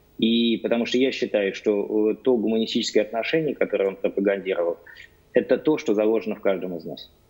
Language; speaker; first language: Russian; native; Russian